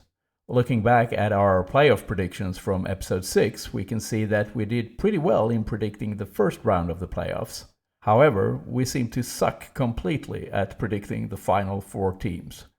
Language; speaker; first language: English; non-native, fluent; Swedish